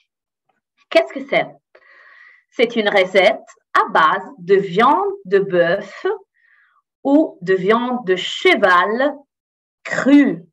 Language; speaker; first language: French; non-native, fluent; Italian